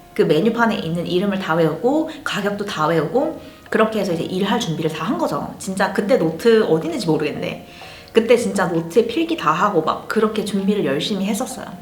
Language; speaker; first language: Korean; native; Korean